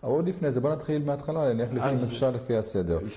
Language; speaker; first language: Hebrew; native; Hebrew